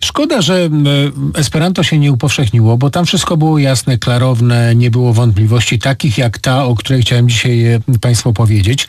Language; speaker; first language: Polish; native; Polish